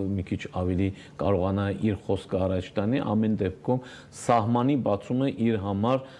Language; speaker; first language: Armenian; native; Armenian